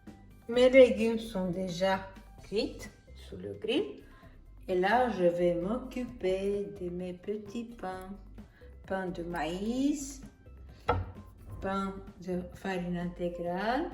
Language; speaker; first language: French; non-native, fluent; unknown